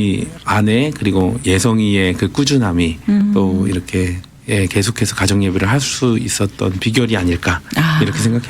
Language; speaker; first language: Korean; native; Korean